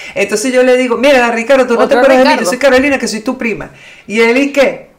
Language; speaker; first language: Spanish; native; Spanish